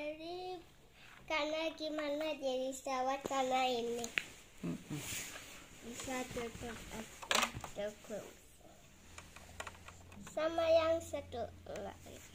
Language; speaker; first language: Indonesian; early bilingual, heritage; English